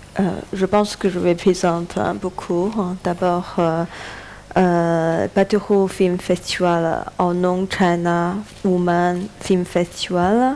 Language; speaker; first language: French; non-native, learner; Chinese